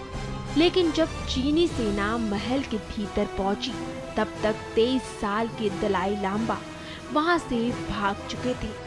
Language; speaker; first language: Hindi; native; Hindi